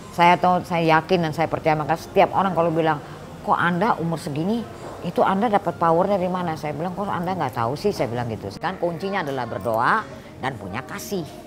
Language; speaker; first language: Indonesian; early bilingual, heritage; Indonesian